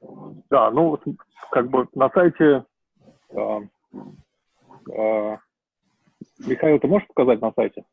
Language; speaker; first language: Russian; native; Russian